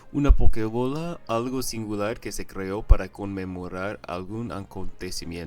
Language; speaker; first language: Spanish; non-native, fluent; English